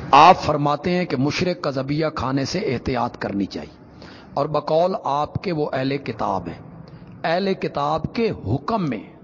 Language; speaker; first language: Urdu; non-native, local second language; Punjabi